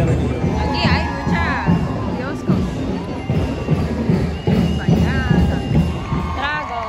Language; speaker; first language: Spanish; non-native, learner; Japanese